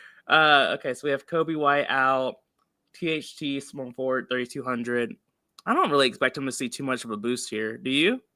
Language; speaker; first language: English; native; English